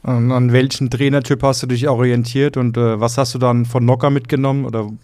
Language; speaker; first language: German; native; German